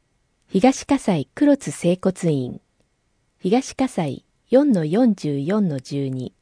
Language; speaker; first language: Japanese; native; Japanese